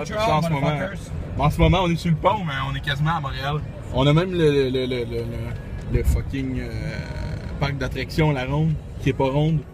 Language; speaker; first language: French; native; French